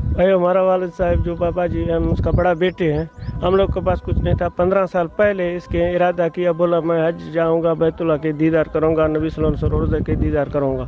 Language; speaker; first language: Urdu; non-native, local second language; Baluchi